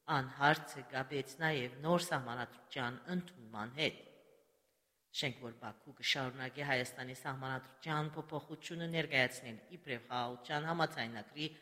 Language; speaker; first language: Armenian; early bilingual, heritage; Armenian